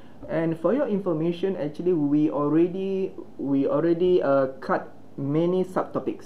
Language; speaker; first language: English; non-native, local second language; Malay